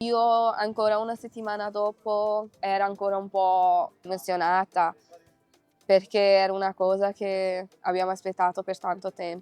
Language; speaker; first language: Italian; non-native, fluent; Kabuverdianu